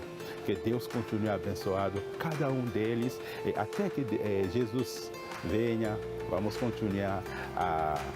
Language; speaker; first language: Portuguese; non-native, fluent; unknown